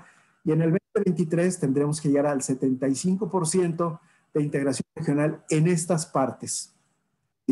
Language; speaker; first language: Spanish; native; Spanish